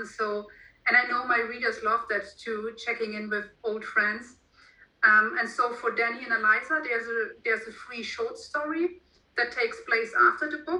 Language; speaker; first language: English; non-native, fluent; German